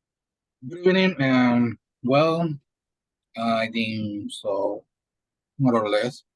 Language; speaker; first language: English; non-native, learner; Spanish